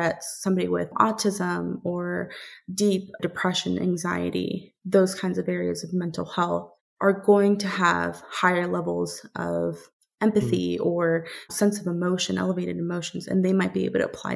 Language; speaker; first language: English; native; English